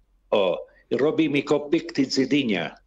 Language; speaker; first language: Polish; non-native, learner; Italian